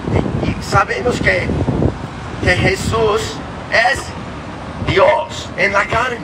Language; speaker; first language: Spanish; non-native, learner; English